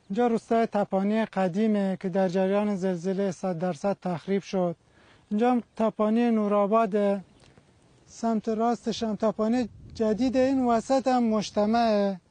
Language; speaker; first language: Persian; non-native, local second language; Kurdish